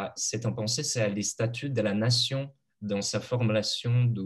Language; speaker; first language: French; non-native, fluent; Portuguese